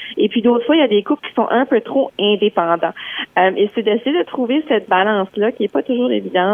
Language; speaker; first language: French; native; French